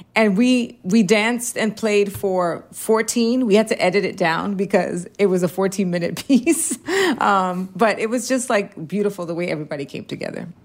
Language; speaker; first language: English; early bilingual, heritage; Spanish